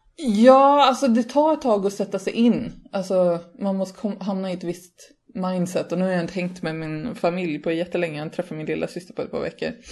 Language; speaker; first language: Swedish; native; Swedish